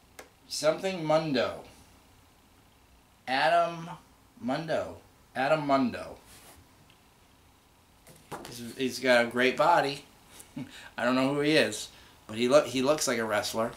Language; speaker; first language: English; native; English